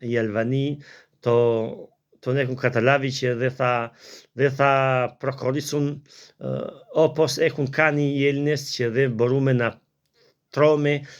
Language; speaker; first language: Greek; non-native, learner; Albanian